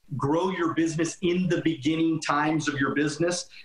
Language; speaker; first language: English; native; English